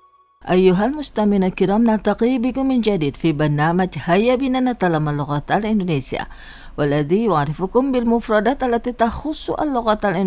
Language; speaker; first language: Arabic; non-native, fluent; Indonesian